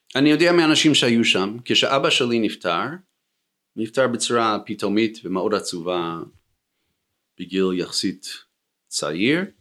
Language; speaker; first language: Hebrew; non-native, fluent; English